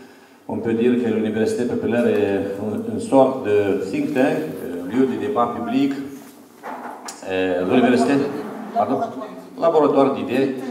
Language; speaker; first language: French; non-native, fluent; Romanian